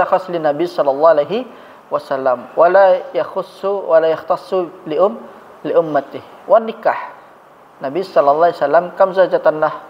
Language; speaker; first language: Arabic; non-native, fluent; Indonesian